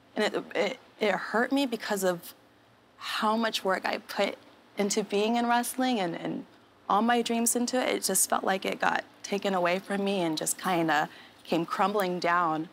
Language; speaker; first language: English; native; English